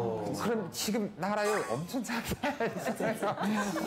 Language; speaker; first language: Korean; non-native, learner; French